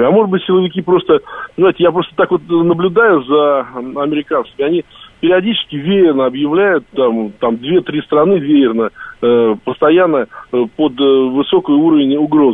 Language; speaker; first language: Russian; native; Russian